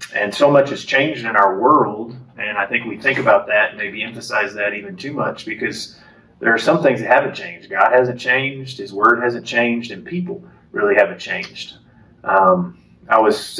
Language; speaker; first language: English; native; English